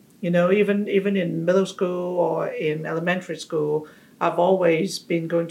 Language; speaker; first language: English; non-native, local second language; Cantonese